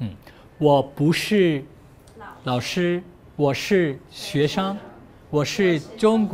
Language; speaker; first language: Chinese; non-native, fluent; Bangla